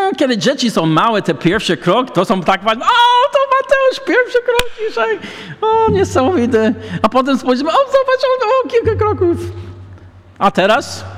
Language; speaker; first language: Polish; non-native, fluent; English